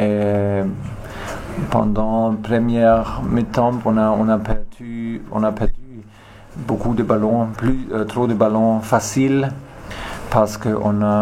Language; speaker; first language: French; non-native, learner; German